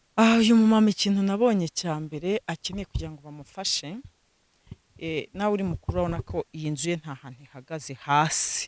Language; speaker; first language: Kinyarwanda; native; Kinyarwanda